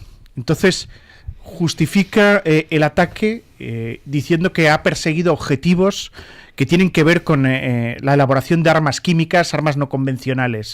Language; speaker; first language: Spanish; native; Spanish